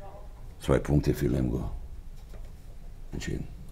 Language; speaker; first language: German; non-native, fluent; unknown